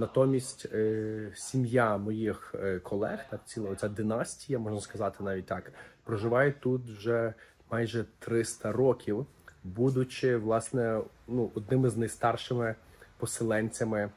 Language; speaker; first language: Ukrainian; native; Ukrainian